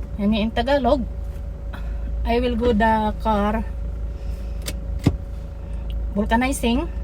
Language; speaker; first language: English; non-native, learner; Filipino